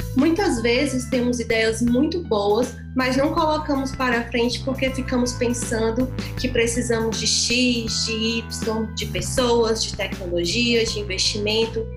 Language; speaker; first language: Portuguese; native; Portuguese